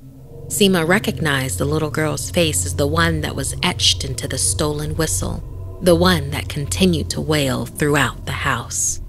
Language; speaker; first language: English; native; English